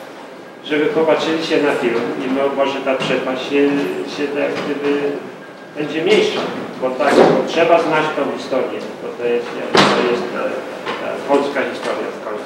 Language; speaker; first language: Polish; early bilingual, heritage; Polish